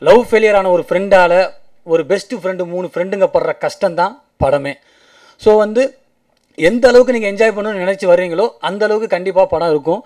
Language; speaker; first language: Tamil; native; Tamil